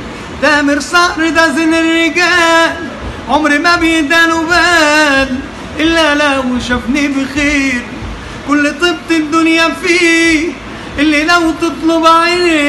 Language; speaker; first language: Arabic; native; Arabic